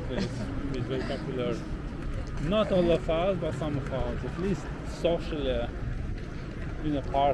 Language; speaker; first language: English; non-native, local second language; Albanian